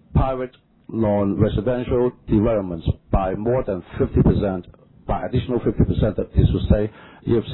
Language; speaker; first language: English; non-native, local second language; Cantonese